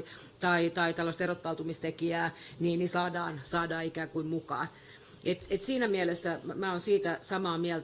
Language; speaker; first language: Finnish; native; Finnish